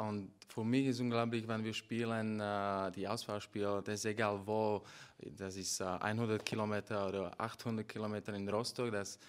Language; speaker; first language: German; non-native, learner; Slovak